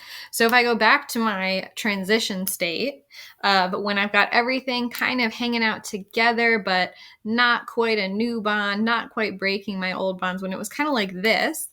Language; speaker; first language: English; native; English